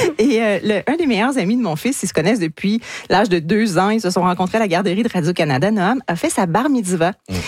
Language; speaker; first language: French; native; French